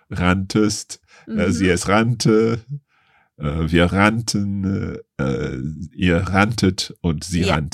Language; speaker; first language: German; non-native, learner; English